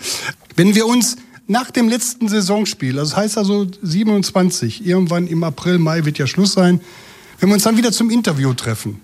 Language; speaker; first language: German; native; German